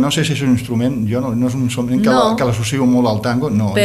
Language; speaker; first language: Catalan; native; Catalan